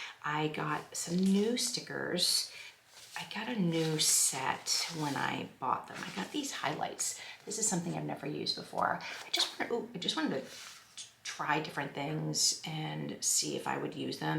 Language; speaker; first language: English; native; English